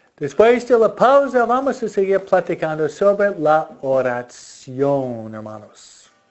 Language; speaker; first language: Spanish; non-native, fluent; English